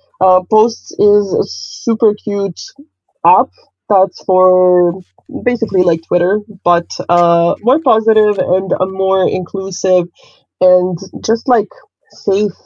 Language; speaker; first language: English; non-native, fluent; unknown